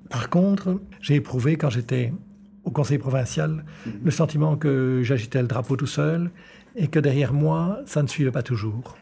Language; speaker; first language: French; native; French